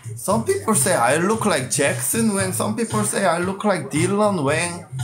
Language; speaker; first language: English; non-native, local second language; Korean